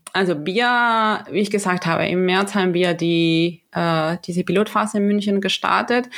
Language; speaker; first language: German; non-native, fluent; Spanish